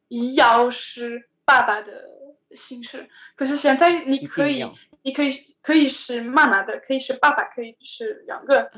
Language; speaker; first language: Chinese; non-native, learner; French